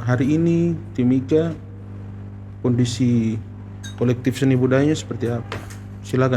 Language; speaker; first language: Malay; native; Malay